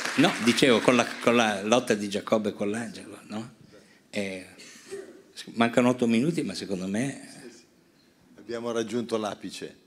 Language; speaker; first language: Italian; native; Italian